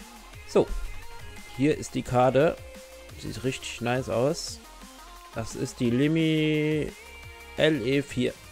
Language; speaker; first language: German; native; German